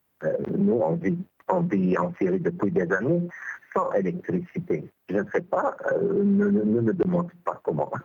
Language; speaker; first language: French; non-native, local second language; Arabic